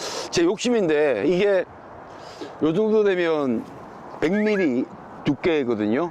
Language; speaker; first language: Korean; native; Korean